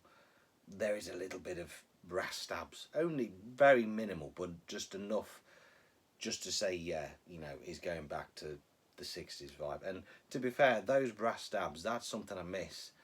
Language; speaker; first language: English; native; English